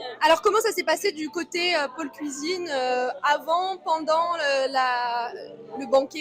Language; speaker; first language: French; native; French